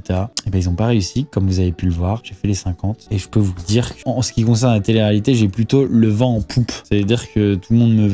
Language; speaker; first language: French; native; French